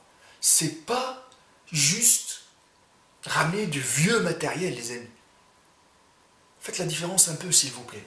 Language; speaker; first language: French; native; French